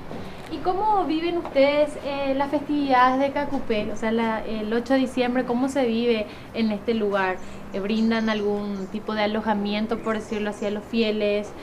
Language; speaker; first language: Spanish; native; Spanish